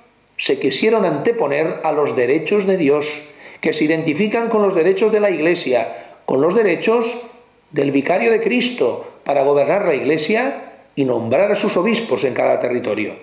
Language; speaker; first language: Spanish; native; Spanish